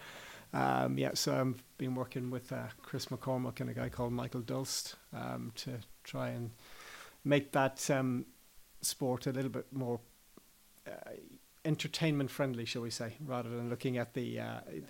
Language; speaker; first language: English; native; English